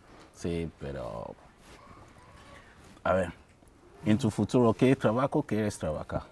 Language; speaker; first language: Spanish; non-native, learner; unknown